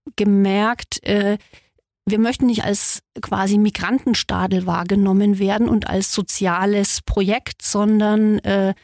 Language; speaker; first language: German; native; German